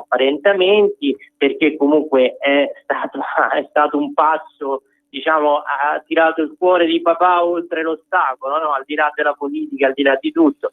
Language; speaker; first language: Italian; native; Italian